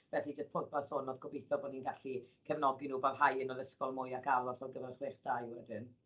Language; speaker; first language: Welsh; native; Welsh